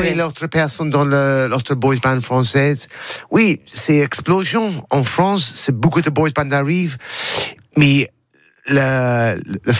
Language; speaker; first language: French; non-native, learner; English